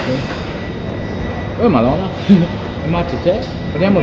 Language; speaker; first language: Italian; native; Italian